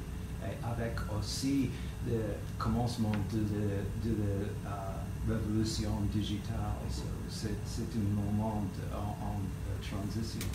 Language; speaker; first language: French; non-native, learner; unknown